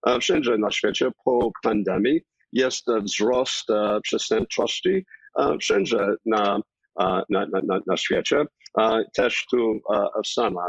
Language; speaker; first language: Polish; non-native, fluent; English